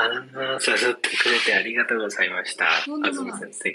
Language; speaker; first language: Japanese; non-native, learner; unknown